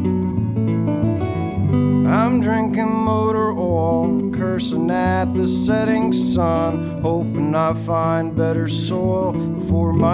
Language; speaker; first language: English; native; English